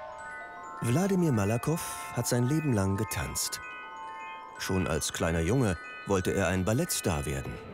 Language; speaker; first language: German; native; German